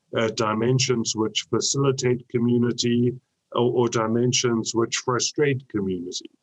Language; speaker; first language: English; native; English